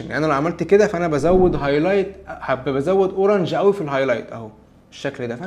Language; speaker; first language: Arabic; native; Arabic